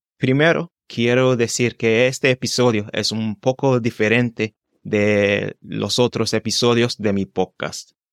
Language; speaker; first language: Spanish; non-native, fluent; English